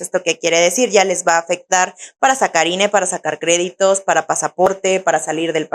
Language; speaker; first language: Spanish; native; Spanish